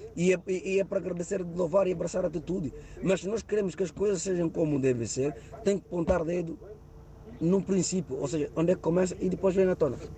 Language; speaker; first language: Portuguese; non-native, local second language; Upper Guinea Crioulo